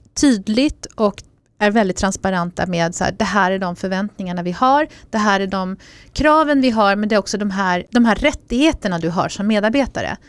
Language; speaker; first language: Swedish; native; Swedish